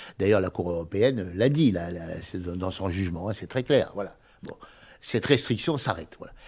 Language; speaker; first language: French; native; French